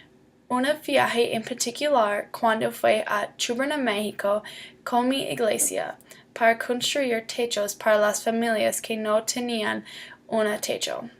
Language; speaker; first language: Spanish; non-native, learner; English